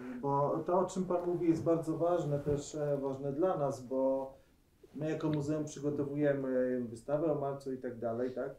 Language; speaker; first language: Polish; native; Polish